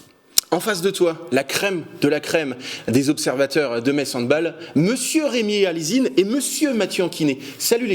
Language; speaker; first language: French; native; French